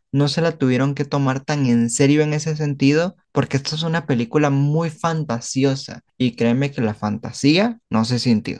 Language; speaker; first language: Spanish; native; Spanish